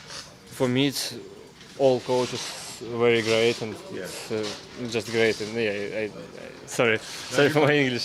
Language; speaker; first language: English; non-native, learner; Russian